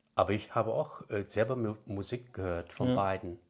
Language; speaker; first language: German; non-native, fluent; Chinese